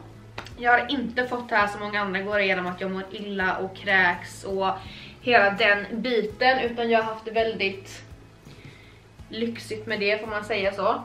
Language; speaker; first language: Swedish; native; Swedish